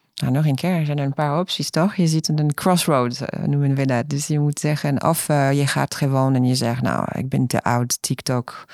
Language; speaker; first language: Dutch; non-native, fluent; French